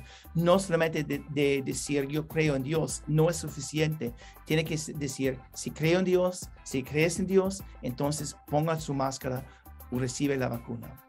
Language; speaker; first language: Spanish; non-native, learner; English